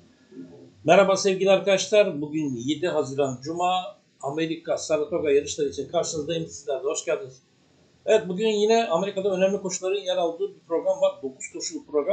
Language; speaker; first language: Turkish; native; Turkish